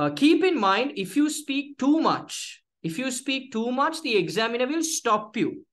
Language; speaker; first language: English; non-native, local second language; Sinhala